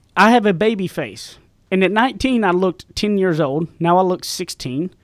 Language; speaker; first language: English; native; English